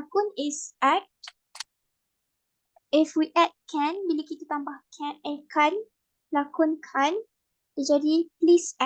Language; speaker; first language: Malay; native; Malay